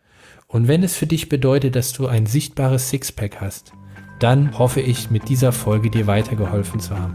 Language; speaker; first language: German; native; German